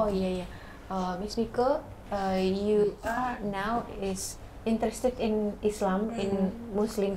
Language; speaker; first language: English; non-native, learner; Indonesian